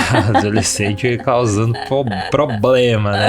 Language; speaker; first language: Portuguese; native; Portuguese